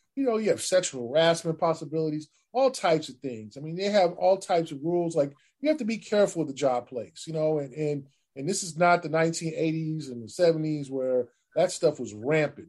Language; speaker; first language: English; native; English